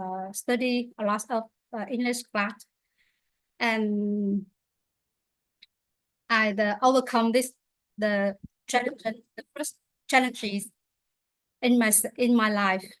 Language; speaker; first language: English; non-native, learner; Vietnamese